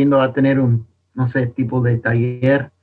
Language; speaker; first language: Spanish; non-native, fluent; English